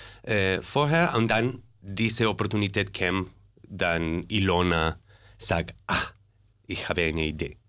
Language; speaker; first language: German; non-native, learner; Spanish